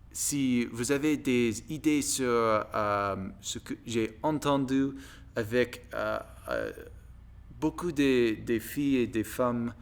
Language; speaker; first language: French; non-native, learner; English